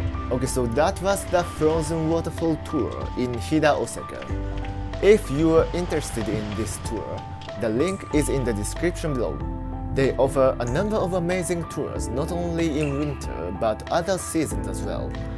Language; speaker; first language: English; non-native, fluent; Japanese